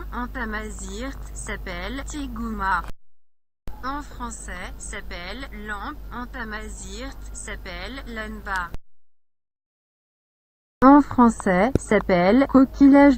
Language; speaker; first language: French; non-native, learner; Berber languages